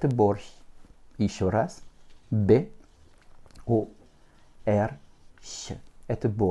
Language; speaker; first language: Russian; non-native, fluent; French